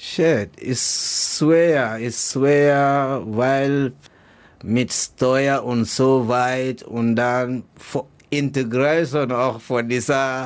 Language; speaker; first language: German; non-native, learner; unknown